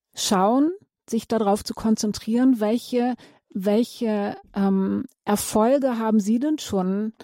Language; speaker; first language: German; native; German